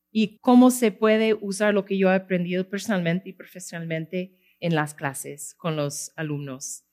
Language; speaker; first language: Spanish; non-native, fluent; English